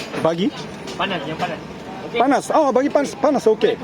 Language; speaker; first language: Malay; non-native, learner; Japanese